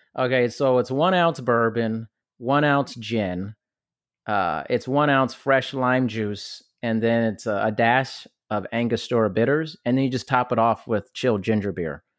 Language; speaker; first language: English; native; English